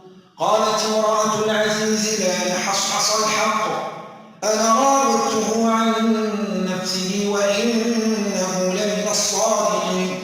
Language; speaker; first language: Arabic; native; Arabic